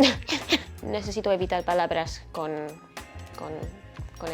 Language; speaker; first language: Spanish; non-native, learner; English